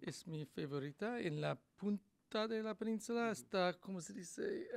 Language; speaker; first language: Spanish; non-native, learner; English